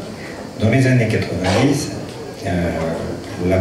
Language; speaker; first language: French; native; French